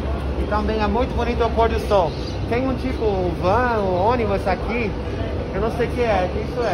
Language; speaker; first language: Portuguese; non-native, fluent; English